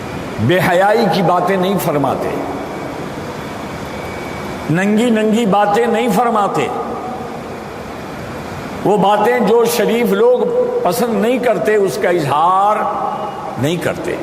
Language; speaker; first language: Urdu; native; Urdu